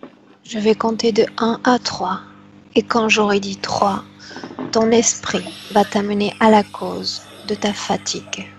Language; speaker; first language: French; native; French